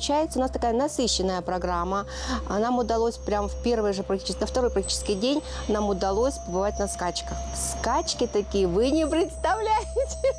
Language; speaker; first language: Russian; native; Russian